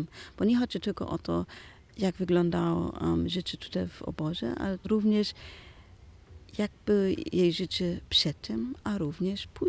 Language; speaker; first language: Polish; non-native, learner; German